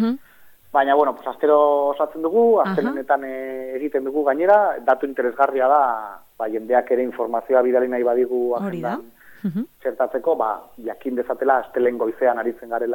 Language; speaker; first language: Basque; native; Basque